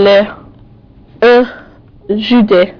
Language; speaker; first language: French; non-native, learner; English